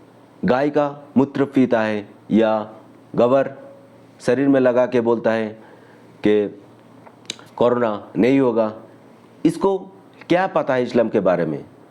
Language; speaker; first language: Hindi; non-native, local second language; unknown